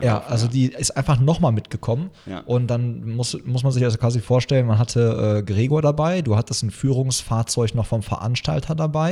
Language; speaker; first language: German; native; German